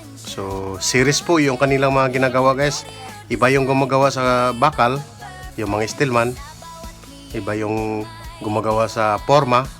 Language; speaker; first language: Filipino; non-native, local second language; Cebuano